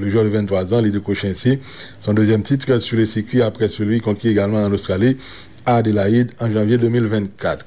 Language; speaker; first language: French; non-native, local second language; Haitian Creole